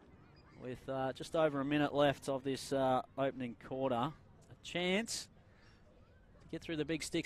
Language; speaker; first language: English; native; English